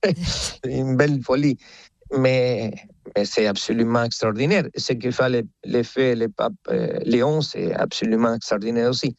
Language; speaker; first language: French; non-native, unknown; Spanish